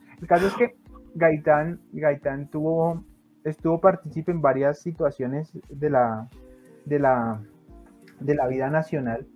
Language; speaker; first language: Spanish; native; Spanish